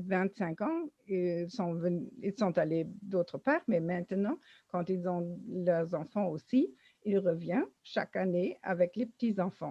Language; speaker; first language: French; non-native, fluent; German